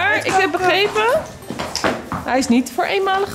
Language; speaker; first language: Dutch; native; Dutch